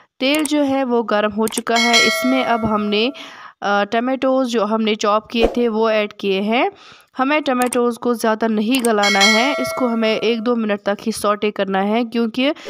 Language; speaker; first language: Urdu; non-native, local second language; Kashmiri